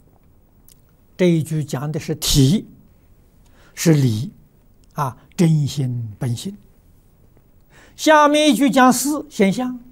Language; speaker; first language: Chinese; native; Chinese